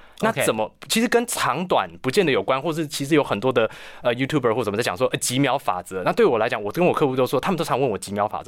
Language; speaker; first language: Chinese; native; Chinese